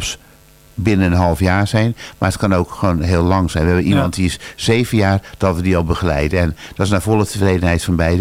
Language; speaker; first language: Dutch; native; Dutch